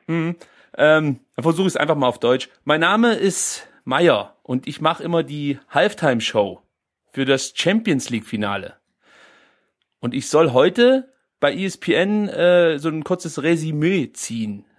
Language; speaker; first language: German; native; German